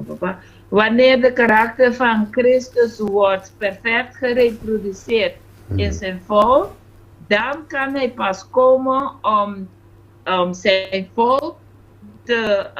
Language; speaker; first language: Dutch; non-native, fluent; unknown